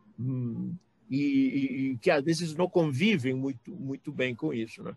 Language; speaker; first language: Portuguese; native; Portuguese